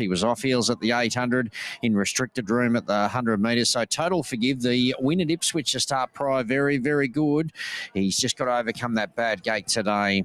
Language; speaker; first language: English; native; English